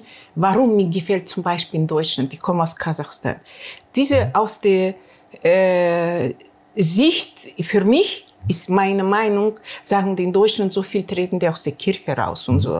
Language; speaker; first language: German; non-native, learner; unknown